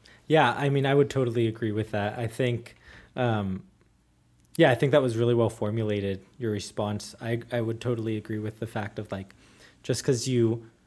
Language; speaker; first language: English; native; English